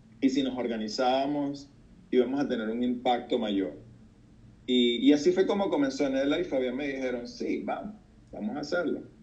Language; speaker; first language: Spanish; native; Spanish